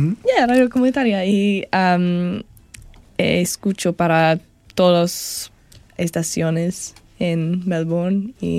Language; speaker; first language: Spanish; non-native, learner; English